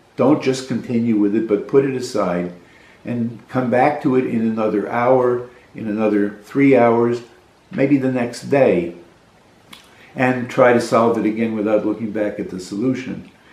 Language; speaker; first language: English; native; English